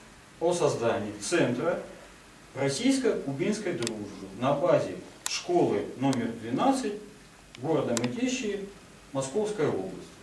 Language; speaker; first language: Russian; native; Russian